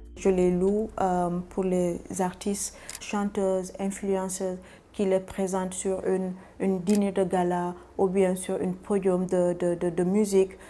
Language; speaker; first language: French; non-native, local second language; Wolof